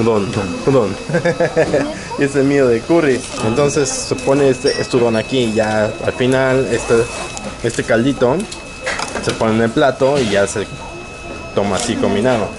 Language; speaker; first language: Spanish; native; Spanish